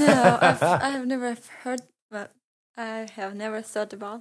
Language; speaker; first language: English; non-native, learner; Ingush